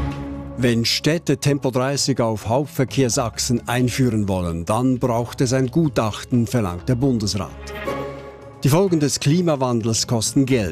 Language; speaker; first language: German; native; German